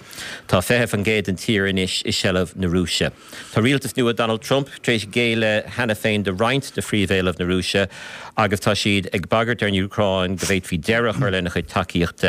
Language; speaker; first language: Irish; native; Irish